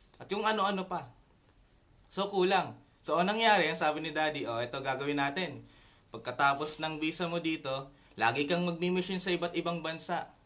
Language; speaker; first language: Filipino; native; Filipino